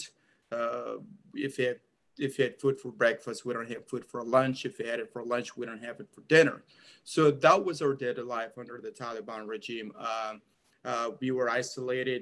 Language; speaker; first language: English; non-native, fluent; Persian